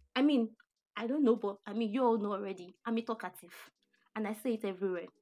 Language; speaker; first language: English; non-native, local second language; Yoruba